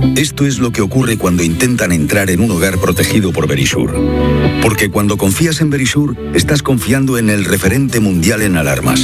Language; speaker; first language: Spanish; native; Spanish